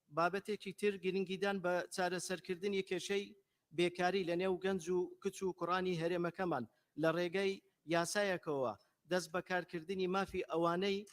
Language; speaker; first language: Central Kurdish; non-native, local second language; Turkish